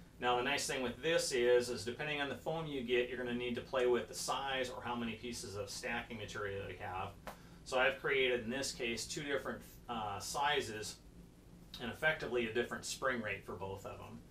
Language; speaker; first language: English; native; English